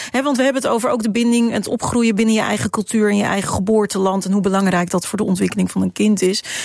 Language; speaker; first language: Dutch; native; Dutch